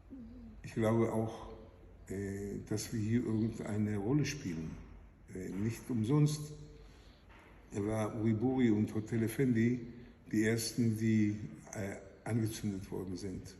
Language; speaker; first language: German; non-native, fluent; Hebrew